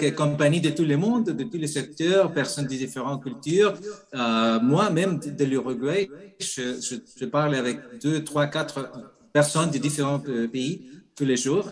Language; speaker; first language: French; non-native, fluent; Spanish